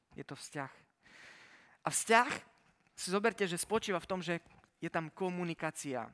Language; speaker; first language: Slovak; early bilingual, heritage; Slovak